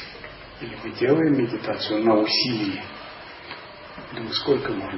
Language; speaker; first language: Russian; native; Russian